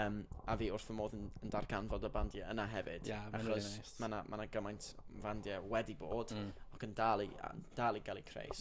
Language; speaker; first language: Welsh; native; Welsh